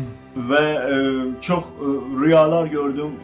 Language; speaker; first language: Turkish; non-native, fluent; Azerbaijani